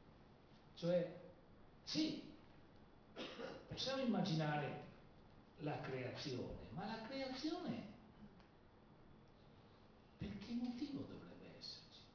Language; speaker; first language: Italian; native; Italian